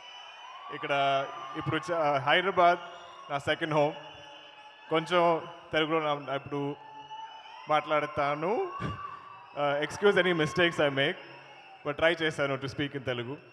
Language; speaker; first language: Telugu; non-native, learner; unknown